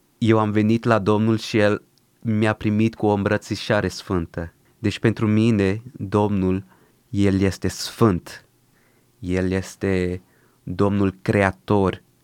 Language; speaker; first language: Romanian; early bilingual, other home language; Portuguese